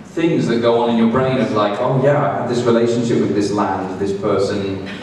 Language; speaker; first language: English; native; English